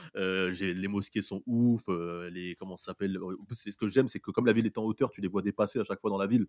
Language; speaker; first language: French; native; French